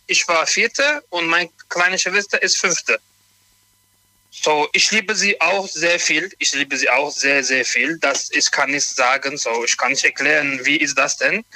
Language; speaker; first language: German; non-native, learner; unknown